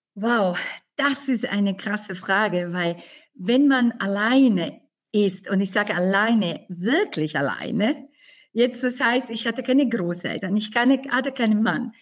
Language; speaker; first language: German; non-native, fluent; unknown